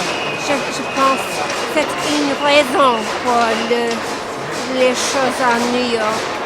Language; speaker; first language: French; non-native, learner; English